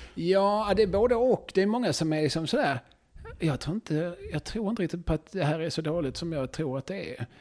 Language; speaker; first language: Swedish; native; Swedish